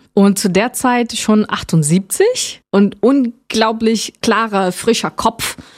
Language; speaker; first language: German; non-native, fluent; Portuguese